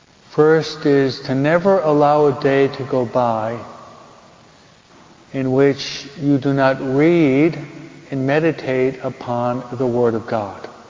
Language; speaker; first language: English; native; English